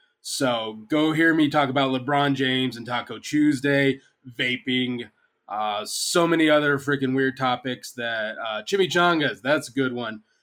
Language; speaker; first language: English; native; English